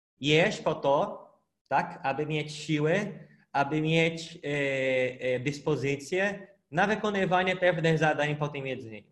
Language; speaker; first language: Polish; non-native, fluent; Portuguese